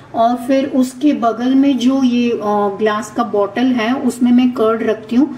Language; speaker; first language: Hindi; non-native, local second language; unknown